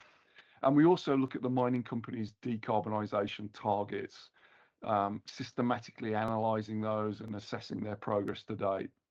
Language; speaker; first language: English; native; English